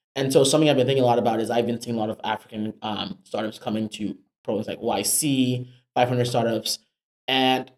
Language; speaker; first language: English; non-native, local second language; Yoruba